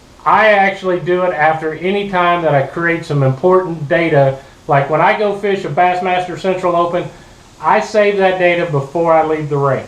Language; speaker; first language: English; native; English